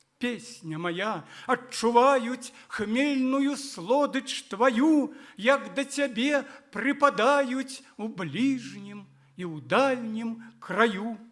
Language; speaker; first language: Belarusian; native; Belarusian